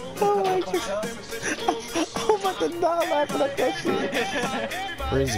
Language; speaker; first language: English; native; English